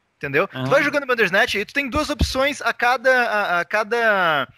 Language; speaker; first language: Portuguese; native; Portuguese